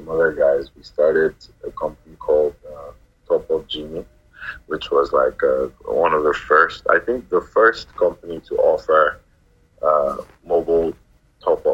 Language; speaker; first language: English; non-native, local second language; Yoruba